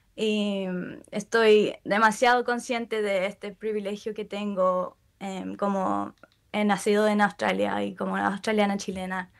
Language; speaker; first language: Spanish; early bilingual, heritage; Spanish